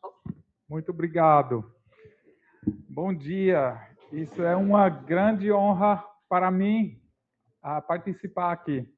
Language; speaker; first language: Portuguese; non-native, learner; English